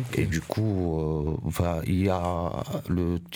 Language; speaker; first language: French; non-native, local second language; Arabic